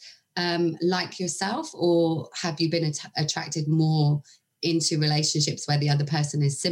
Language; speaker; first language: English; native; English